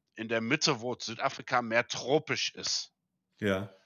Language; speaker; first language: German; early bilingual, heritage; German